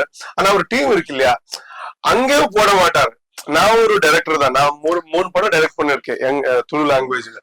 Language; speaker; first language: Tamil; non-native, learner; Tulu